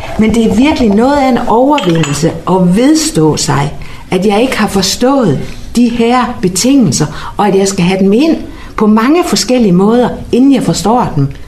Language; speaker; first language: Danish; native; Danish